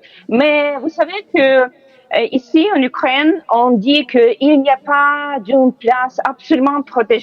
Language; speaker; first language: French; non-native, learner; Ukrainian